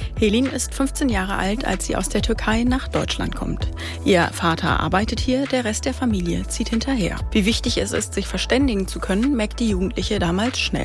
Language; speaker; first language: German; native; German